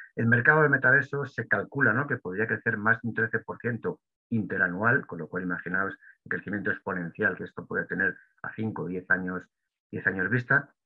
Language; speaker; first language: Spanish; native; Spanish